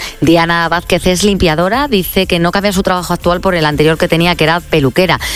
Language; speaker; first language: Spanish; native; Spanish